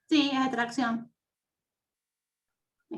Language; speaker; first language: Spanish; native; Spanish